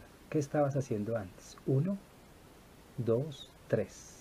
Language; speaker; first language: Spanish; native; Spanish